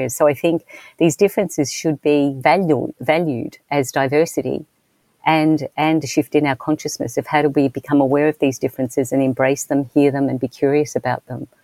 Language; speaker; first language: English; native; English